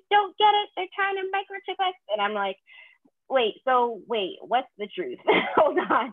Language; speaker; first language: English; native; English